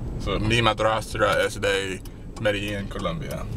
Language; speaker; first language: Spanish; non-native, learner; English